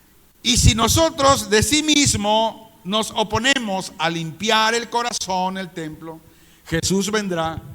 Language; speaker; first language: Spanish; native; Spanish